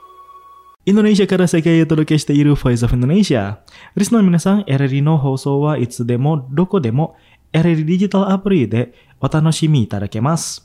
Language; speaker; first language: Japanese; non-native, fluent; Indonesian